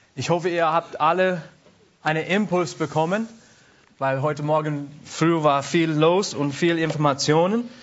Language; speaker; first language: German; non-native, learner; English